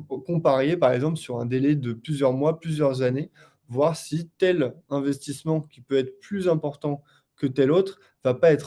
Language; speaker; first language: French; native; French